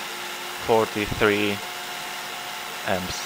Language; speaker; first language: English; non-native, fluent; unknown